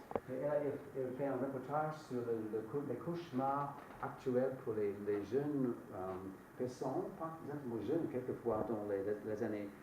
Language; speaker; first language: French; non-native, fluent; English